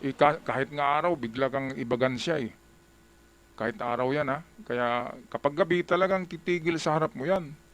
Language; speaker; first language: Filipino; native; Filipino